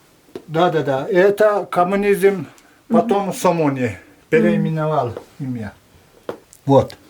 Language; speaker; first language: Russian; non-native, local second language; Tajik